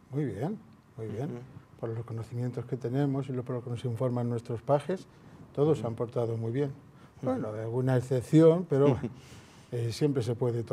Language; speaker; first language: Spanish; native; Spanish